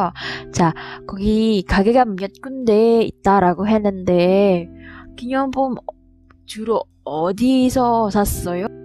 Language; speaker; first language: Korean; non-native, fluent; Indonesian